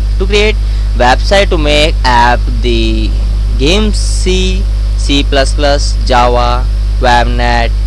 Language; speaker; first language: English; non-native, learner; Hindi